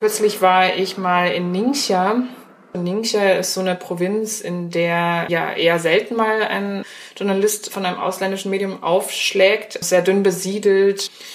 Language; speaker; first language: German; early bilingual, other home language; Chinese